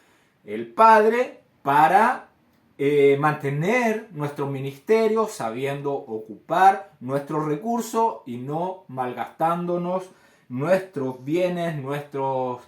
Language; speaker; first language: Spanish; native; Spanish